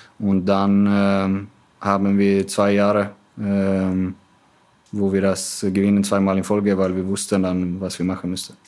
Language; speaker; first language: German; non-native, fluent; Swedish